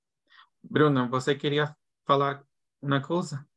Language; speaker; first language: Portuguese; non-native, learner; Spanish